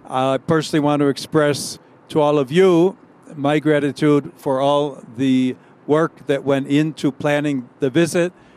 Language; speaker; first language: English; native; English